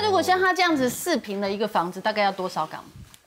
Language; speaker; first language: Chinese; native; Chinese